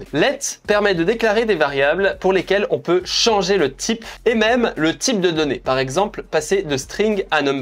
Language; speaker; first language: French; native; French